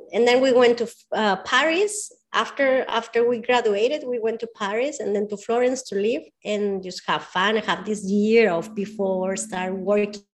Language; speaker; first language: English; non-native, fluent; Spanish